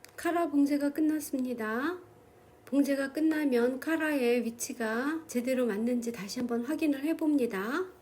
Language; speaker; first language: Korean; native; Korean